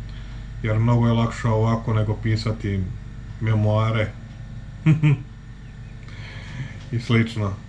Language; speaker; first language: Serbian; native; Serbian